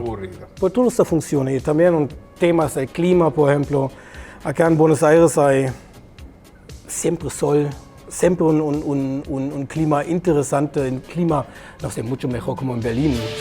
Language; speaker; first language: Spanish; non-native, fluent; German